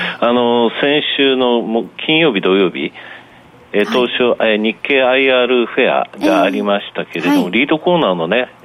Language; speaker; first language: Japanese; native; Japanese